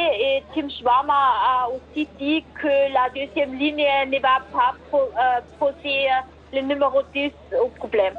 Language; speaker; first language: French; non-native, fluent; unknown